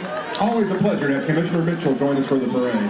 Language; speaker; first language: English; native; English